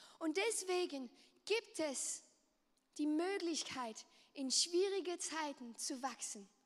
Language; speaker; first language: German; non-native, local second language; French